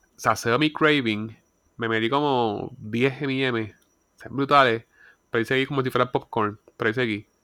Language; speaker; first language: Spanish; native; Spanish